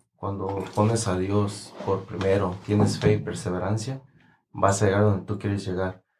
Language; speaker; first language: Spanish; native; Spanish